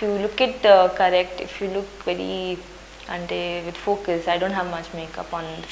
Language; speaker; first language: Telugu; non-native, learner; Hindi